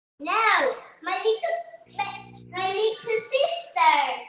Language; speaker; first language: English; non-native, learner; Vietnamese